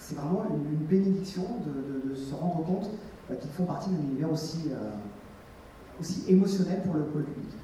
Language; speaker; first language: French; native; French